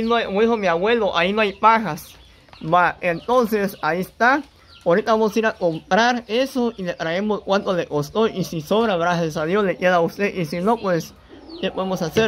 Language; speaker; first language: Spanish; native; Spanish